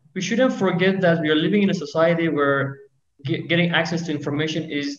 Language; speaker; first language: English; non-native, fluent; Persian